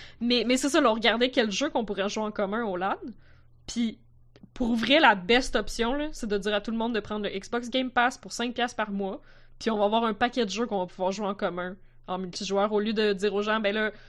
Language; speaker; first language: French; native; French